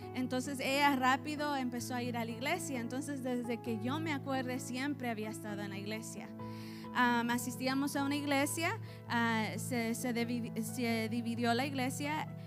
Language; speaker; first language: Spanish; early bilingual, heritage; Spanish